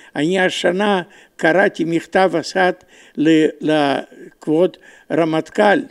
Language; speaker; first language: Hebrew; non-native, fluent; Romanian